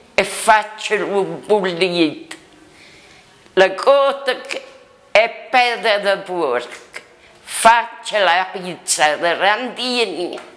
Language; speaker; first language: Italian; native; Italian